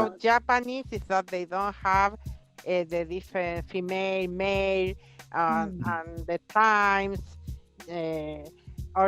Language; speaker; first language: English; non-native, fluent; Spanish